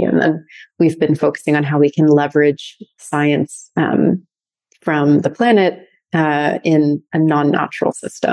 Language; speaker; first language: English; native; English